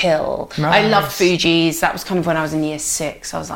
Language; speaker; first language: English; native; English